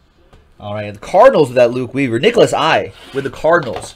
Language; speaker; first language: English; native; English